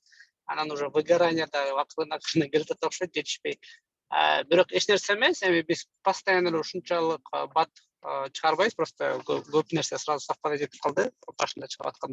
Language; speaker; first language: Kyrgyz; native; Kyrgyz